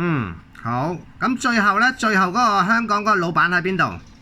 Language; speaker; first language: Cantonese; native; Cantonese